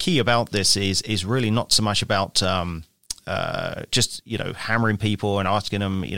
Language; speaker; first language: English; native; English